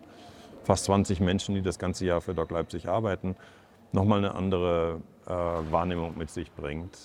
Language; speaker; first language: German; native; German